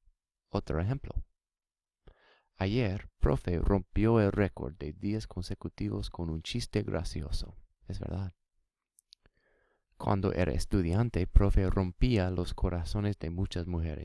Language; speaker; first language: Spanish; non-native, fluent; English